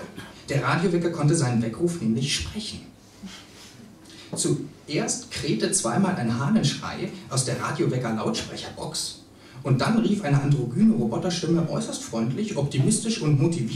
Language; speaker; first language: German; native; German